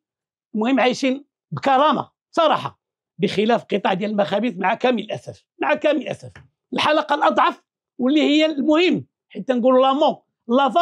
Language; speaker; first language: Arabic; native; Arabic